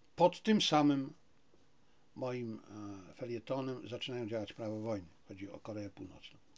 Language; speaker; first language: Polish; native; Polish